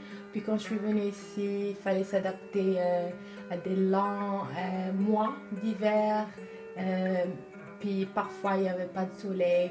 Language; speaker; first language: French; non-native, local second language; Arabic